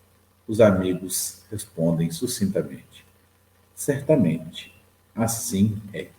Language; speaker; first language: Portuguese; native; Portuguese